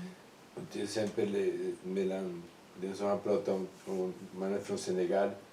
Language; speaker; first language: Swedish; non-native, learner; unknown